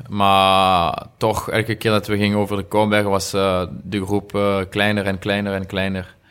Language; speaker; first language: Dutch; non-native, local second language; French